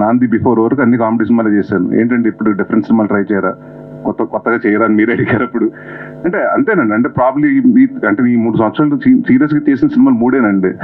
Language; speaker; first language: Telugu; native; Telugu